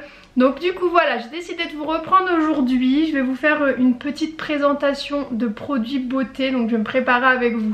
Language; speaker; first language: French; native; French